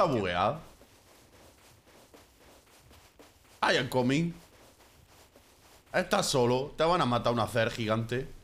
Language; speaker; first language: Spanish; native; Spanish